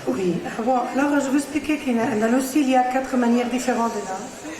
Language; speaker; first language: French; non-native, learner; Spanish